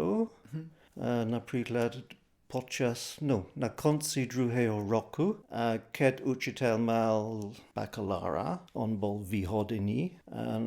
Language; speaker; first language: Slovak; non-native, fluent; English